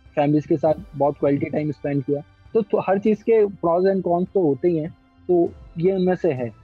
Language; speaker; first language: Hindi; native; Hindi